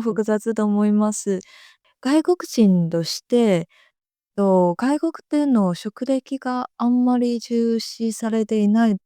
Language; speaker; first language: Japanese; non-native, fluent; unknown